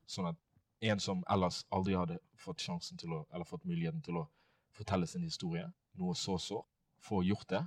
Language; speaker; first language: Norwegian; non-native, fluent; Swahili